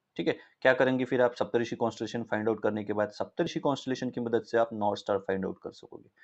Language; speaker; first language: Hindi; non-native, local second language; Marathi